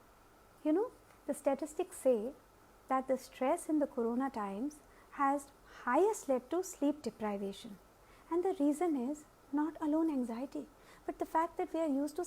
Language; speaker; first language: English; non-native, local second language; Hindi